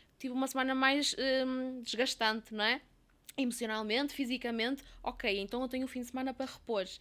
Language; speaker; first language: Portuguese; native; Portuguese